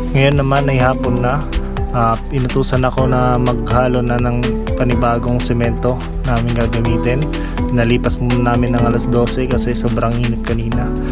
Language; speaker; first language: Filipino; non-native, local second language; Cebuano